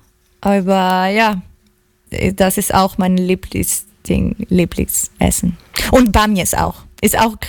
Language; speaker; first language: German; non-native, learner; Greek